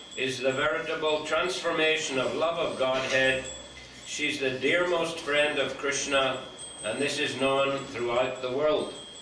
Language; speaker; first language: English; native; English